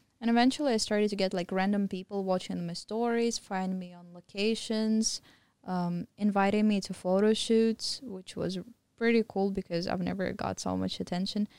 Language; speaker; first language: English; non-native, fluent; Russian